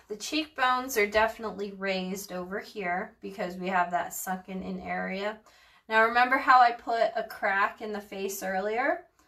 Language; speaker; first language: English; early bilingual, other home language; Spanish